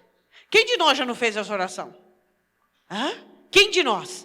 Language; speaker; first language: Portuguese; native; Portuguese